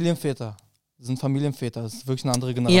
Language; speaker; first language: German; early bilingual, other home language; Arabic